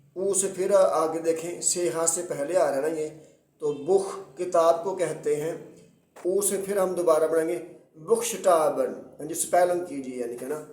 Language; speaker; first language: Urdu; non-native, local second language; Punjabi